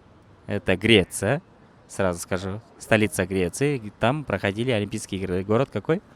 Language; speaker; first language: Russian; non-native, local second language; Kyrgyz